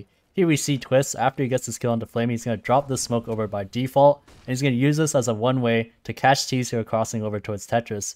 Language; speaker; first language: English; native; English